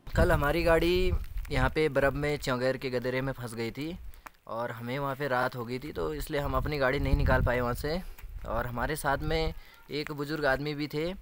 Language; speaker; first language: Hindi; native; Hindi